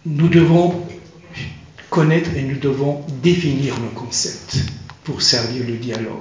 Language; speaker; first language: French; non-native, fluent; Turkish